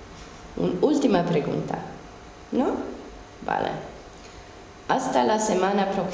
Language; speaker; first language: Spanish; non-native, learner; Finnish